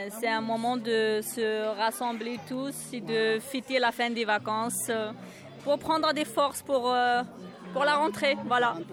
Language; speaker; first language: French; non-native, local second language; Kabyle